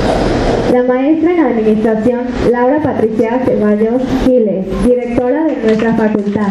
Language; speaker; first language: Spanish; native; Spanish